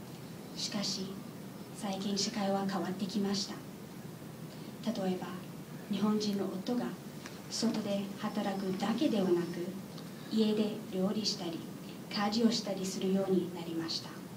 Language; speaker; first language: Japanese; non-native, learner; English